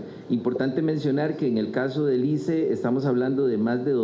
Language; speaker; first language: Spanish; native; Spanish